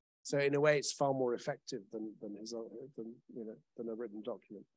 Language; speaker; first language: English; native; English